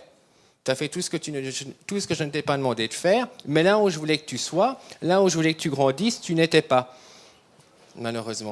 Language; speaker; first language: French; native; French